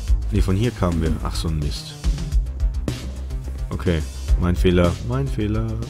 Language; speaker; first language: German; native; German